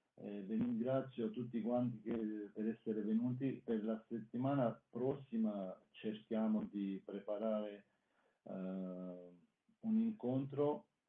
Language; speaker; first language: Italian; non-native, fluent; Armenian